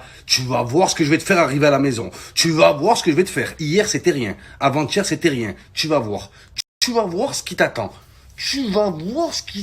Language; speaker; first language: French; native; French